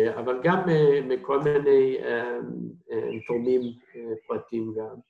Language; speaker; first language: Hebrew; non-native, fluent; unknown